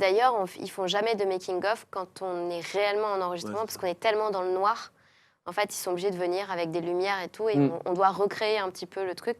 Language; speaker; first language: French; native; French